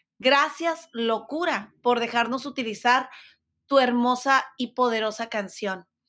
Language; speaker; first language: Spanish; native; Spanish